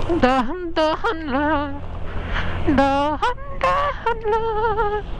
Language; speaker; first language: Filipino; non-native, local second language; Cebuano